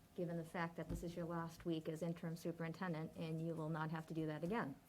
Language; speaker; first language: English; native; English